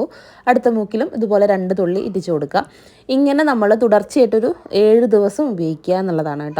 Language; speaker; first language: Malayalam; native; Malayalam